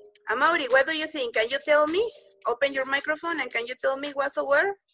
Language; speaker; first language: English; non-native, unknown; Spanish